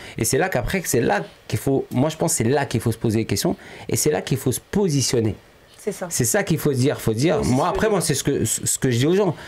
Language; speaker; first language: French; early bilingual, other home language; Arabic